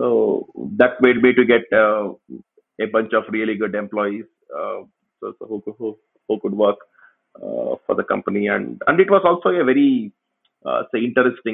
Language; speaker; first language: English; non-native, local second language; Kannada